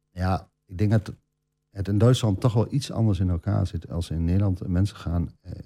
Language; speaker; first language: Dutch; native; Dutch